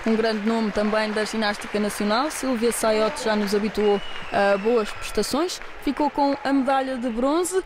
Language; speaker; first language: Portuguese; native; Portuguese